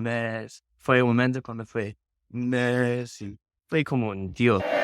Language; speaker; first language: Spanish; non-native, learner; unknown